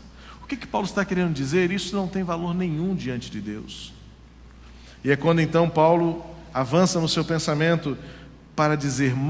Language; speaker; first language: Portuguese; native; Portuguese